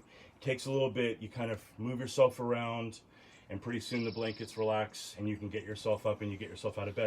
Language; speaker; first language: English; native; English